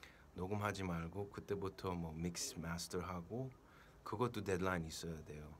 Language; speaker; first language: Korean; early bilingual, heritage; Korean